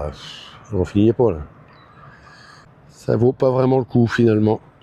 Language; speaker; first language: French; native; French